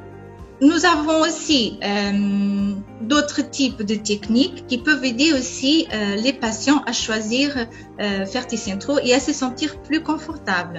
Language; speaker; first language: French; non-native, fluent; Portuguese